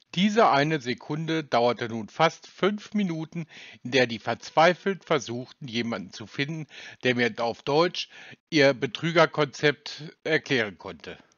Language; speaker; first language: German; native; German